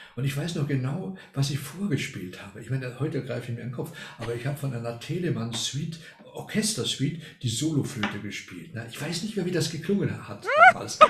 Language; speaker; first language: German; non-native, fluent; Spanish